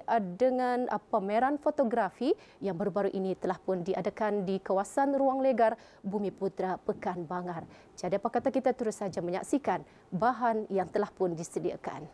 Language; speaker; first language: Malay; native; Malay